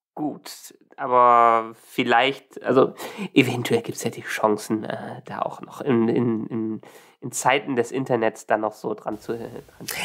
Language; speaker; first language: German; native; German